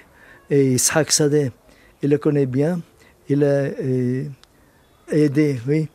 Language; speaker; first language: French; non-native, learner; Arabic